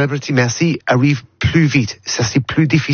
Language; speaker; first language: French; non-native, learner; English